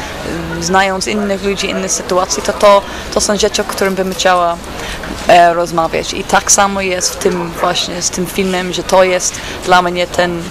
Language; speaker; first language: Polish; non-native, fluent; English